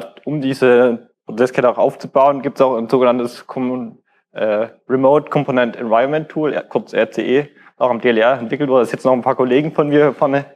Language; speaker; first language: German; native; German